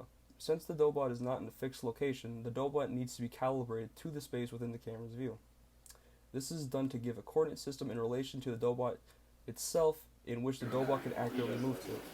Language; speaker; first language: English; native; English